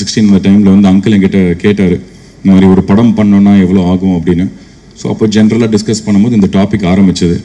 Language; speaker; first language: Tamil; native; Tamil